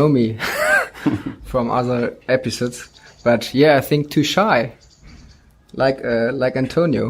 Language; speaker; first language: English; non-native, fluent; German